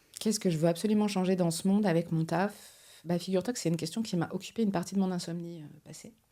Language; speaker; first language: French; early bilingual, other home language; Portuguese